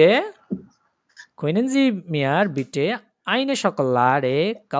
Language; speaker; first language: German; non-native, learner; Bangla